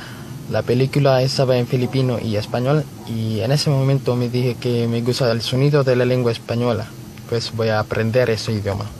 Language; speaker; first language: Spanish; non-native, fluent; Filipino